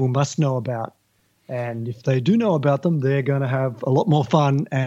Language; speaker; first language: English; native; English